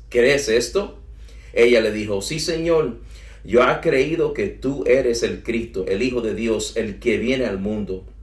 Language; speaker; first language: Spanish; early bilingual, heritage; English